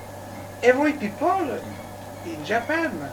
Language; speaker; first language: English; non-native, learner; French